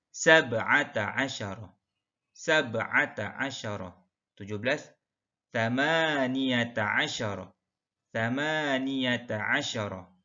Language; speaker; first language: Arabic; non-native, fluent; Malay